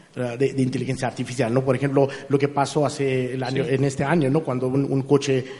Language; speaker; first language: Spanish; non-native, fluent; Hindi